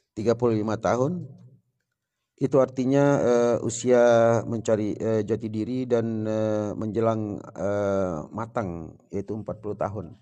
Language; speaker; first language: Indonesian; non-native, local second language; Sasak